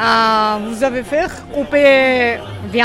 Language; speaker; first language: French; non-native, learner; Georgian